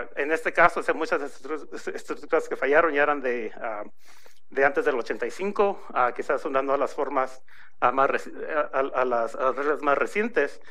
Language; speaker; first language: Spanish; early bilingual, heritage; Spanish